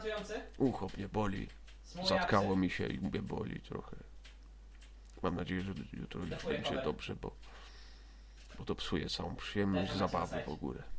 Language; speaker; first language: Polish; native; Polish